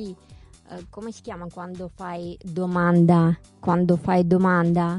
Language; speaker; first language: Italian; non-native, learner; Russian